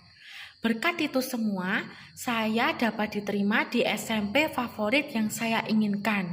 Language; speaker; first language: Indonesian; non-native, local second language; Javanese